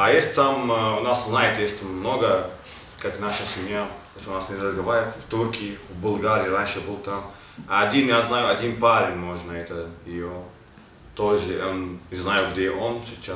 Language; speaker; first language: Russian; non-native, learner; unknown